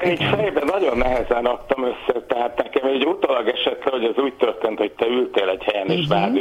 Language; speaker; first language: Hungarian; native; Hungarian